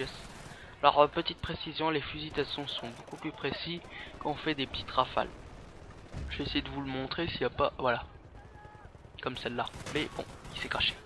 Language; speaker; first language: French; native; French